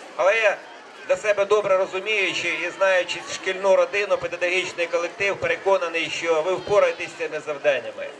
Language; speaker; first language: Ukrainian; native; Ukrainian